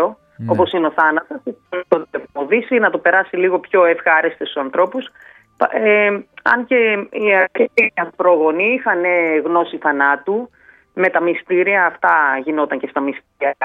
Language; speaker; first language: Greek; native; Greek